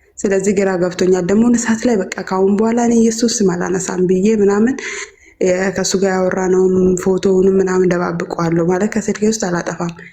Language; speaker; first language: Amharic; non-native, local second language; Oromo